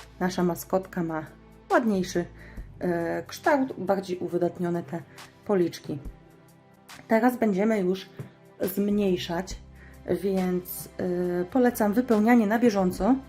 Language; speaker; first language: Polish; native; Polish